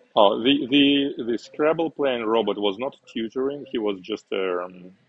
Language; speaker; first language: English; non-native, fluent; Uzbek